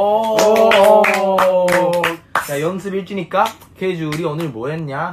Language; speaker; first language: Korean; non-native, fluent; Japanese